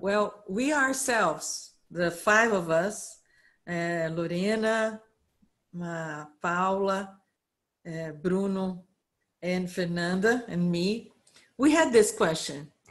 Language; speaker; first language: English; non-native, fluent; Portuguese